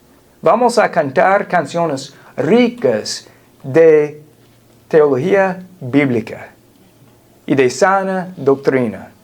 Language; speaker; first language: Spanish; non-native, fluent; English